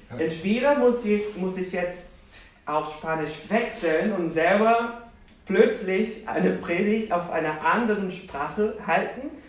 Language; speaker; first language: German; non-native, fluent; Portuguese